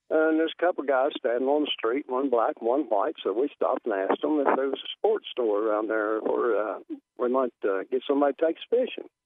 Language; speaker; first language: English; native; English